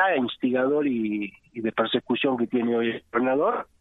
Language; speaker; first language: Spanish; native; Spanish